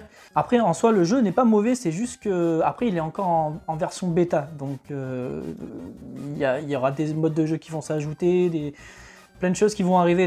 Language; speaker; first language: French; native; French